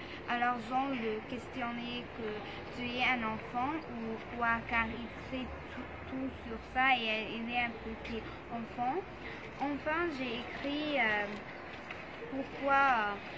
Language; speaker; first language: French; non-native, learner; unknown